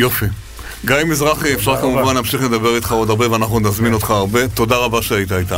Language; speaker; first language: Hebrew; native; Hebrew